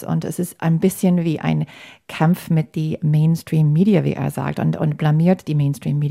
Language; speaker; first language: German; non-native, fluent; English